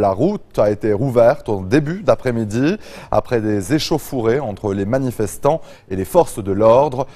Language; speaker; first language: French; non-native, local second language; Arabic